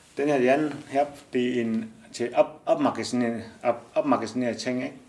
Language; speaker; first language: Danish; non-native, learner; Chinese